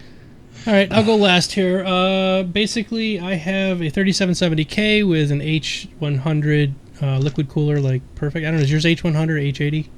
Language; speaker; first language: English; native; English